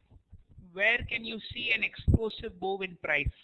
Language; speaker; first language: English; non-native, local second language; Hindi